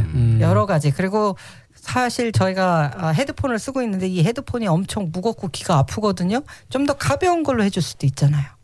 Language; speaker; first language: Korean; native; Korean